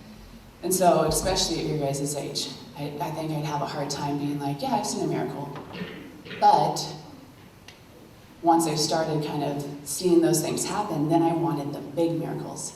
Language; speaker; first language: English; native; English